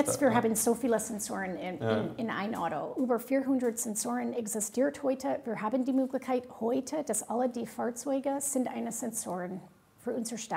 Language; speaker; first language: German; non-native, fluent; English